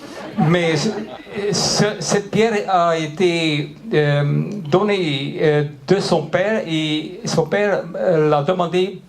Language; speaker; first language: French; non-native, local second language; Dutch